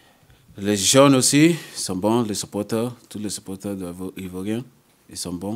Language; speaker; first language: French; non-native, learner; English